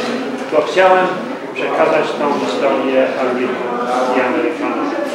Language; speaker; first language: Polish; early bilingual, heritage; Polish